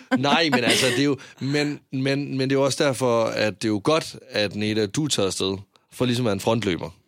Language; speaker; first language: Danish; early bilingual, other home language; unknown